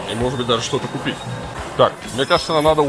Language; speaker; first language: Russian; native; Russian